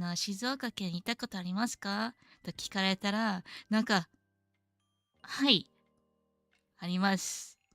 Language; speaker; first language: Japanese; non-native, learner; English